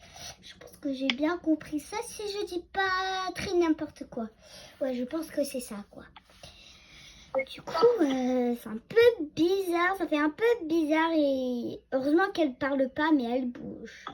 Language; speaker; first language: French; native; French